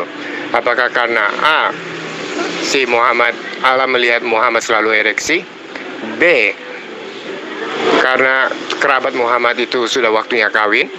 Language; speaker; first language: Indonesian; native; Indonesian